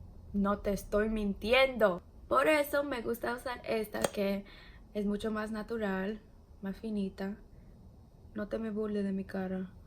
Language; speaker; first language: Spanish; early bilingual, heritage; English